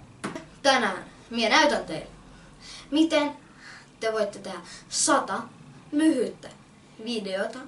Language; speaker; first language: Finnish; non-native, fluent; Russian